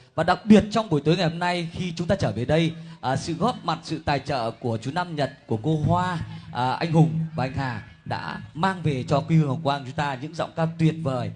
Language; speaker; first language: Vietnamese; native; Vietnamese